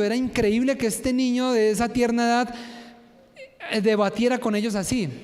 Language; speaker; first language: Spanish; native; Spanish